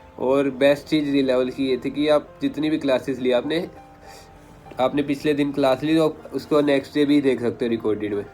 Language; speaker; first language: Hindi; native; Hindi